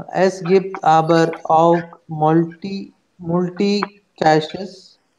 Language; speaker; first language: German; non-native, learner; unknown